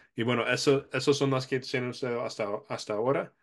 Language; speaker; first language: Spanish; non-native, fluent; English